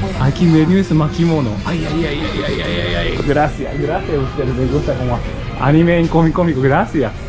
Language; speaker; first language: Spanish; non-native, learner; Japanese